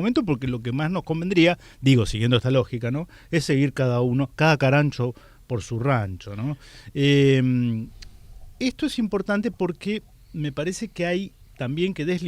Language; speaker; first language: Spanish; native; Spanish